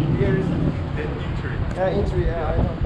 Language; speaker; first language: English; non-native, learner; Turkish